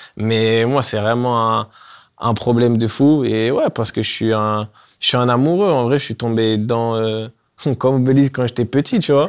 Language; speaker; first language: French; native; French